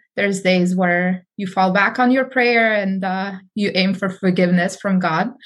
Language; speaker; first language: English; non-native, fluent; Arabic